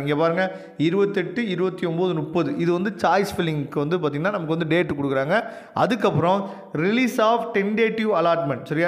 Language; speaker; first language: Tamil; native; Tamil